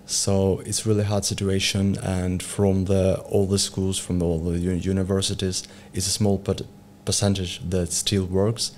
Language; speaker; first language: English; non-native, learner; Ukrainian